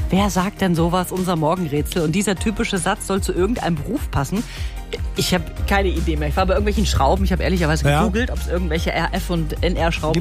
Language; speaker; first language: German; native; German